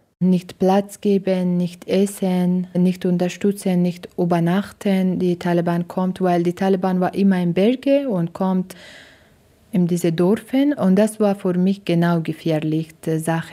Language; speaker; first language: German; non-native, learner; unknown